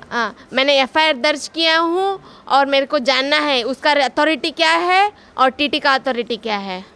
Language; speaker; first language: Hindi; non-native, local second language; Kannada